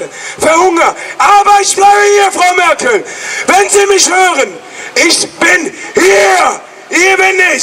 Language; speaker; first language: German; non-native, fluent; Persian